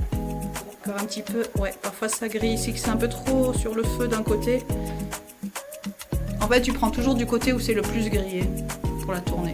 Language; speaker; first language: French; native; French